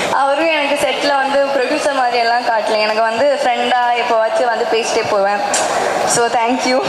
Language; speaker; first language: Tamil; non-native, local second language; Malayalam